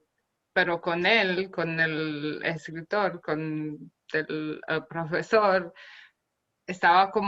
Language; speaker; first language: Spanish; non-native, fluent; Romanian